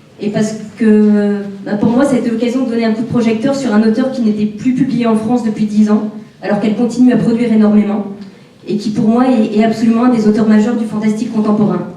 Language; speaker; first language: French; native; French